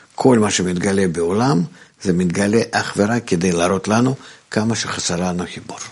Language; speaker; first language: Hebrew; non-native, fluent; Russian